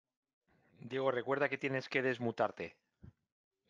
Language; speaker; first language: Spanish; native; Spanish